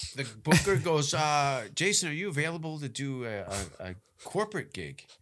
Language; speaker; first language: English; native; English